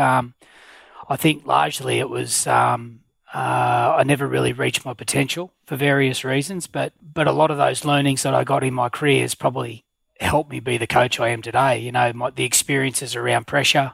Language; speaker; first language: English; native; English